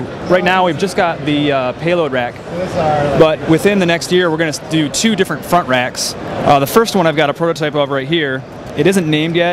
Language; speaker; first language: English; native; English